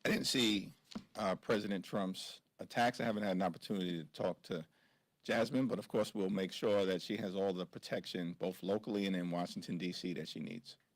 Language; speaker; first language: English; native; English